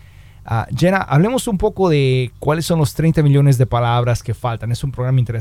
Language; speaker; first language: Spanish; native; Spanish